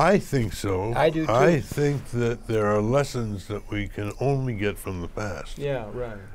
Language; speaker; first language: English; native; English